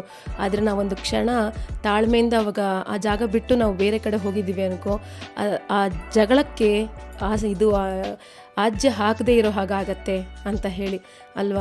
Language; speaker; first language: Kannada; native; Kannada